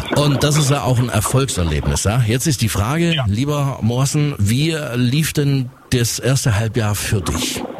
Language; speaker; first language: German; native; German